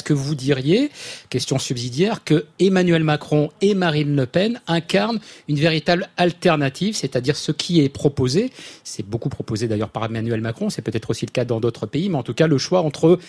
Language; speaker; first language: French; native; French